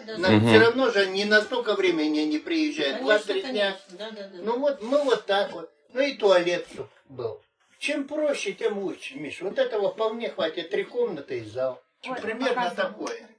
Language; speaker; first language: Russian; native; Russian